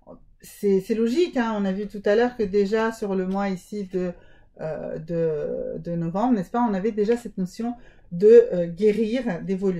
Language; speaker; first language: French; native; French